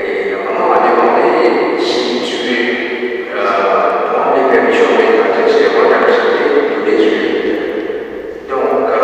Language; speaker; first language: French; non-native, local second language; Morisyen